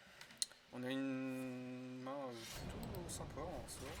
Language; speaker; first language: French; native; French